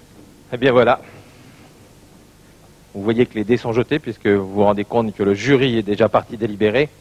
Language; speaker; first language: French; native; French